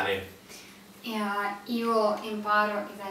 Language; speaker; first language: Italian; non-native, learner; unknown